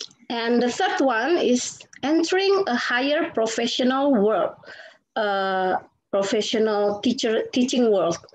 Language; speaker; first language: English; non-native, fluent; Indonesian